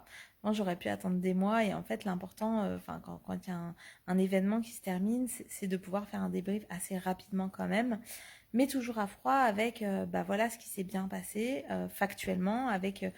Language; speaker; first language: French; native; French